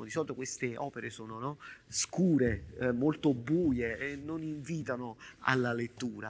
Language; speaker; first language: Italian; native; Italian